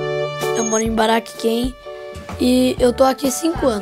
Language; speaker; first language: Portuguese; early bilingual, heritage; Portuguese